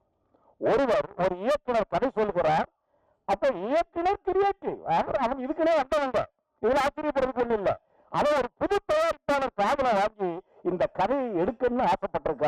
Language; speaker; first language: Tamil; native; Tamil